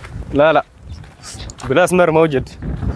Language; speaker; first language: Arabic; non-native, learner; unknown